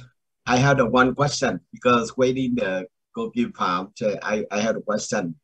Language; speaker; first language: English; non-native, learner; Vietnamese